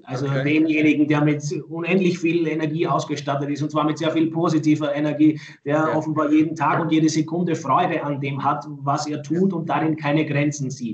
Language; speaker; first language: German; native; German